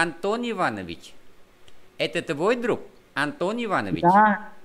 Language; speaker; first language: Russian; non-native, fluent; Vietnamese